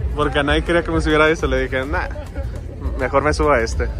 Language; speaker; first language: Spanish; early bilingual, heritage; English